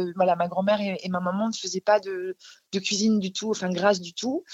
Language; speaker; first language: French; native; French